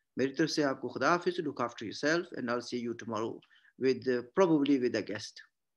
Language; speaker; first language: Urdu; non-native, local second language; Punjabi